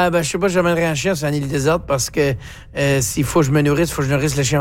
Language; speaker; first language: French; native; French